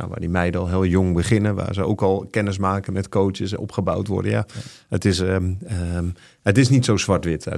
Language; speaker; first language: Dutch; native; Dutch